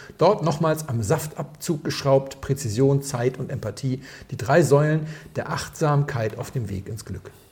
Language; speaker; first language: German; native; German